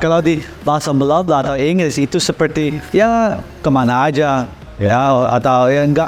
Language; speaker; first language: Indonesian; non-native, learner; Dutch